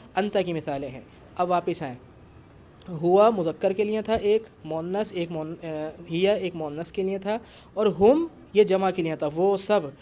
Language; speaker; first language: Urdu; native; Urdu